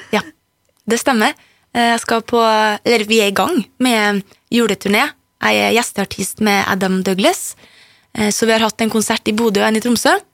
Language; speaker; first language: Norwegian; native; Norwegian